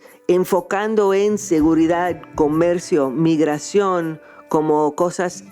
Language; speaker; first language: Spanish; non-native, fluent; English